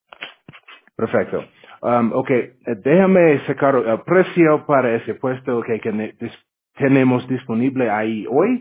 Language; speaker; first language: Spanish; non-native, learner; English